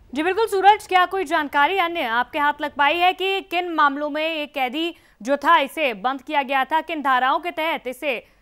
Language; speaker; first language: Hindi; native; Hindi